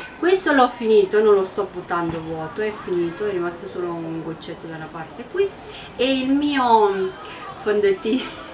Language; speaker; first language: Italian; non-native, fluent; Romanian